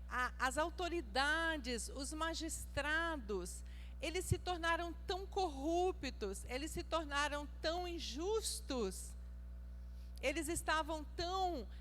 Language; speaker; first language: Portuguese; native; Portuguese